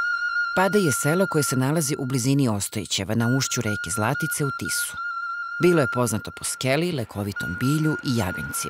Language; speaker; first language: Serbian; native; Serbian